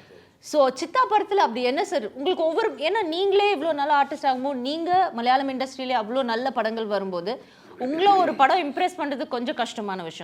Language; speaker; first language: Tamil; native; Tamil